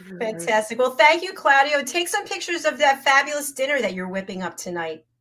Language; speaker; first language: English; native; English